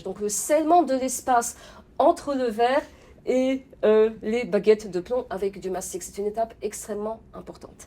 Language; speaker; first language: French; non-native, fluent; Polish